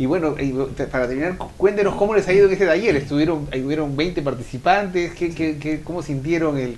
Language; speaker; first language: Spanish; native; Spanish